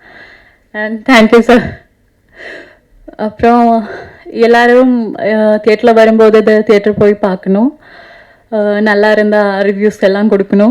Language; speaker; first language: Tamil; non-native, fluent; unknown